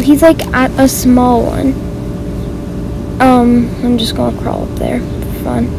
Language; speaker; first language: English; native; English